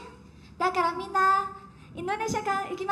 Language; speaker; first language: Japanese; non-native, learner; Indonesian